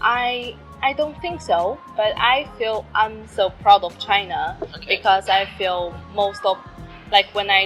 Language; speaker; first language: English; non-native, learner; Chinese